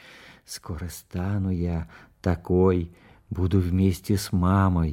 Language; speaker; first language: Russian; native; Russian